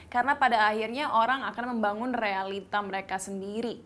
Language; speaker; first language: Indonesian; early bilingual, heritage; Indonesian